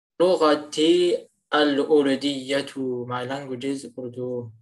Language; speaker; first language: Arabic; non-native, fluent; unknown